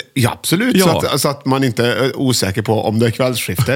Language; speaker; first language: Swedish; native; Swedish